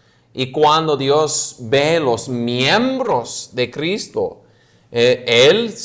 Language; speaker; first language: Spanish; non-native, fluent; English